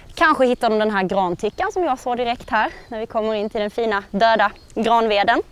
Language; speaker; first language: Swedish; native; Swedish